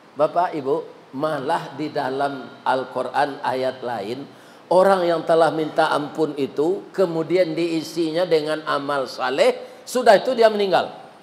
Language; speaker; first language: Malay; non-native, local second language; Minangkabau